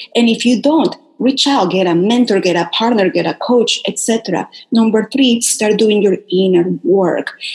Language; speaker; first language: English; non-native, fluent; Spanish